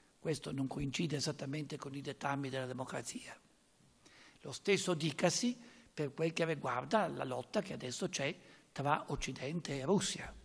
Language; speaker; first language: Italian; native; Italian